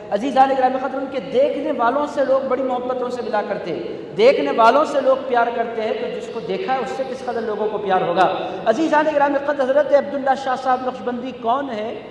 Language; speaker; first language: Urdu; native; Urdu